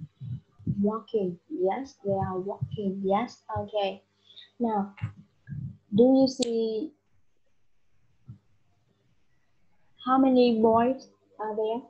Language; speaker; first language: English; non-native, learner; Vietnamese